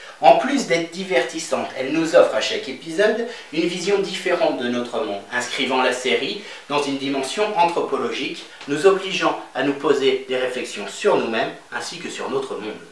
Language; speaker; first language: French; native; French